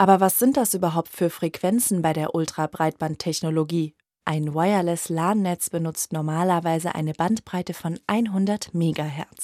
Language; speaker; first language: German; native; German